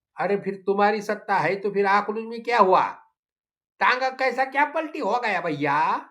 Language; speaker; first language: Hindi; non-native, local second language; Marathi